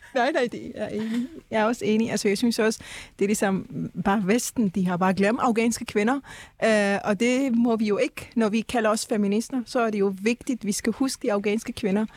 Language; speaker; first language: Danish; early bilingual, other home language; Persian